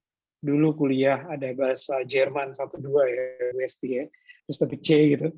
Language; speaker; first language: Indonesian; native; Indonesian